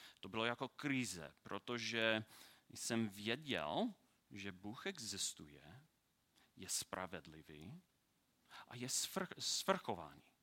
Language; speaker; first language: Czech; non-native, learner; English